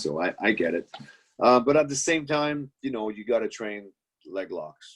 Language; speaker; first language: English; native; English